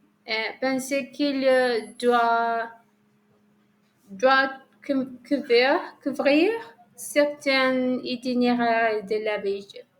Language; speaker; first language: French; non-native, learner; Spanish